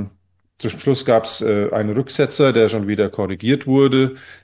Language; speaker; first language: German; native; German